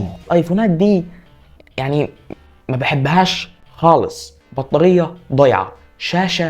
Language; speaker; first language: Arabic; native; Arabic